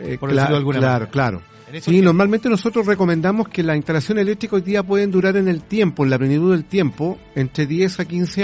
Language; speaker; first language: Spanish; native; Spanish